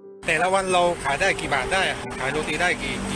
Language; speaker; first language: Thai; native; Thai